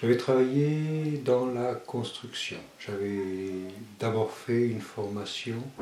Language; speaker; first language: French; early bilingual, other home language; Spanish